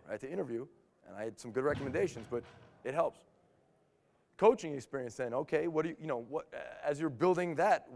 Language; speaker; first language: English; native; English